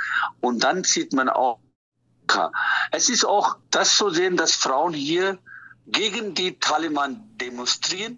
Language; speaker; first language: German; non-native, fluent; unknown